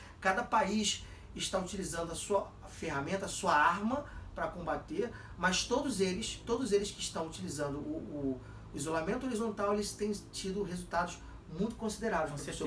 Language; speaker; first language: Portuguese; native; Portuguese